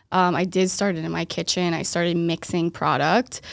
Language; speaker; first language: English; early bilingual, other home language; Italian